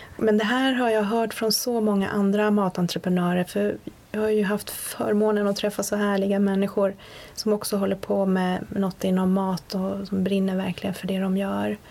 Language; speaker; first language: Swedish; native; Swedish